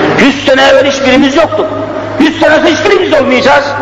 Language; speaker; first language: Turkish; native; Turkish